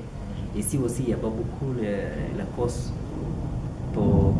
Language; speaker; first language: French; non-native, learner; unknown